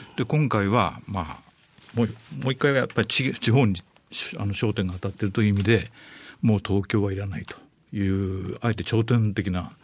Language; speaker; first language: Japanese; native; Japanese